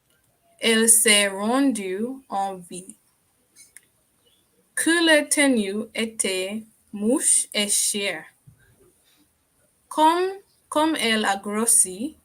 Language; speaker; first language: French; non-native, learner; English